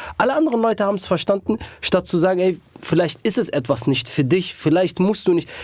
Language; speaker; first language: German; native; German